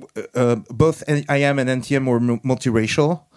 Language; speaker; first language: English; non-native, fluent; French